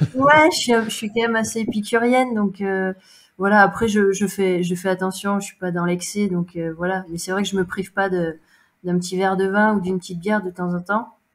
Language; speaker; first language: French; native; French